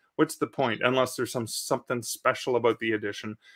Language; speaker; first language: English; native; English